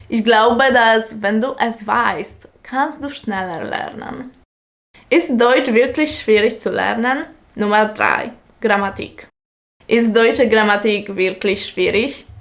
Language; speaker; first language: German; non-native, fluent; Polish